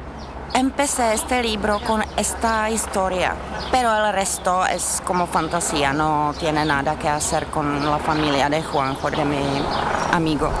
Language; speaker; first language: Spanish; non-native, learner; Czech